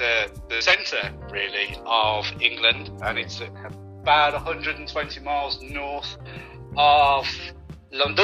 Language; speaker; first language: English; native; English